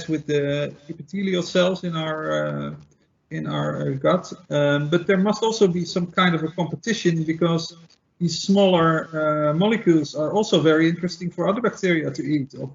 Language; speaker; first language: English; non-native, fluent; Dutch